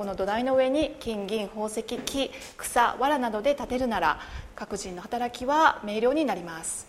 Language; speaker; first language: Japanese; native; Japanese